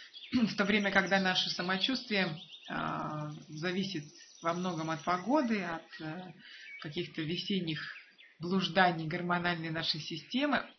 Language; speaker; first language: Russian; native; Russian